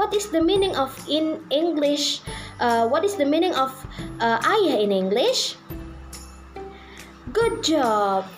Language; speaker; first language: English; non-native, learner; Indonesian